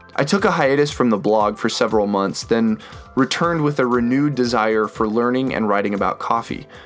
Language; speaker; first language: English; native; English